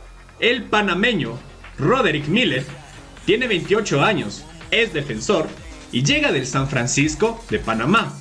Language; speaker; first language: Spanish; native; Spanish